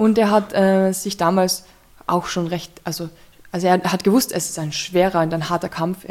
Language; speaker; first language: German; native; German